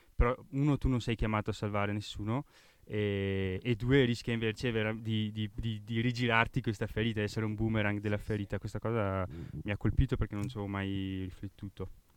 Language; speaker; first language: Italian; native; Italian